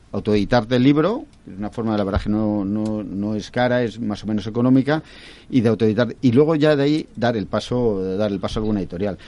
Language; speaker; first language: Spanish; native; Spanish